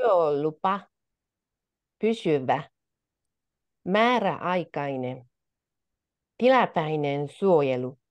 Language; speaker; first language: Finnish; non-native, learner; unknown